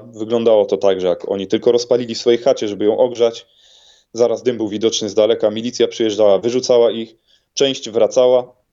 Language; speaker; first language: Polish; native; Polish